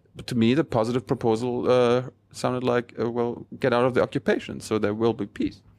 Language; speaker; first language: English; non-native, fluent; German